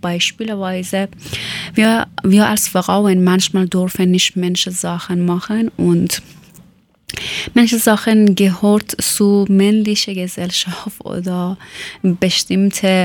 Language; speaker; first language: German; non-native, learner; Persian